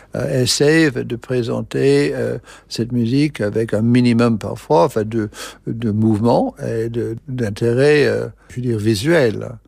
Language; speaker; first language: French; non-native, fluent; English